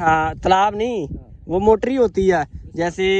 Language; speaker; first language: Hindi; non-native, local second language; Punjabi